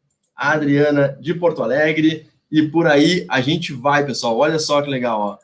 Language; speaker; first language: Portuguese; native; Portuguese